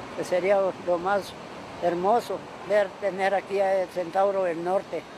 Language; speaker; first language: Spanish; native; Spanish